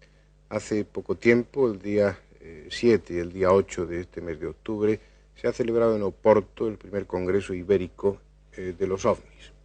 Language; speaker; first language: Spanish; native; Spanish